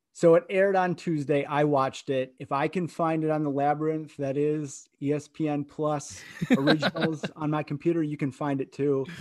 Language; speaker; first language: English; native; English